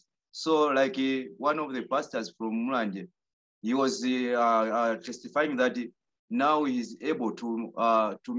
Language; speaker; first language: English; non-native, local second language; Nyanja